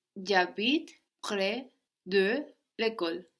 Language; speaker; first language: French; non-native, learner; English